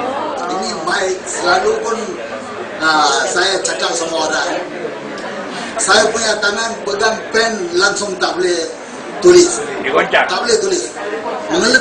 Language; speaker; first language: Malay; non-native, local second language; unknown